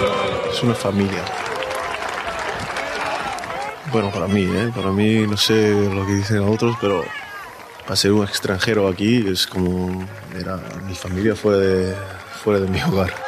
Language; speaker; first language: Spanish; non-native, fluent; English